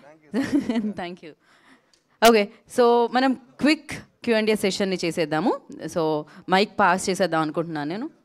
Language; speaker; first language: Telugu; native; Telugu